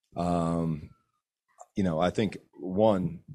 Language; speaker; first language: English; early bilingual, other home language; Spanish